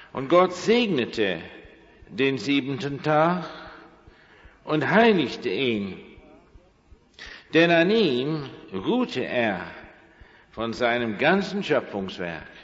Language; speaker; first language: German; non-native, fluent; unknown